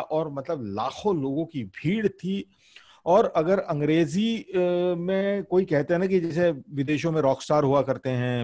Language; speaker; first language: Hindi; native; Hindi